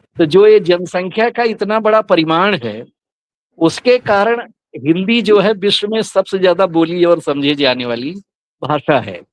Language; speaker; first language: Hindi; native; Hindi